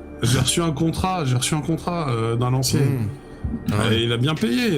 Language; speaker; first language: French; native; French